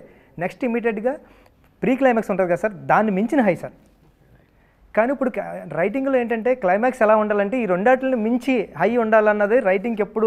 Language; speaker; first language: Telugu; native; Telugu